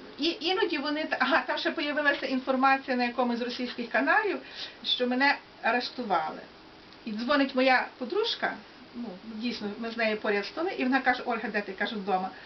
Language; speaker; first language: Ukrainian; native; Ukrainian